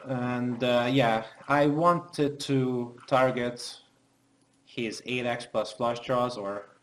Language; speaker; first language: English; non-native, fluent; Hungarian